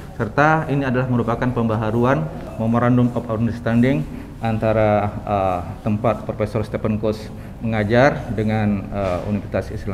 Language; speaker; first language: Indonesian; native; Indonesian